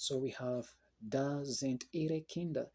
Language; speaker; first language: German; non-native, learner; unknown